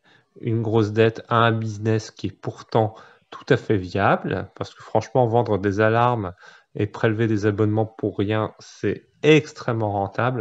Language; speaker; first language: French; native; French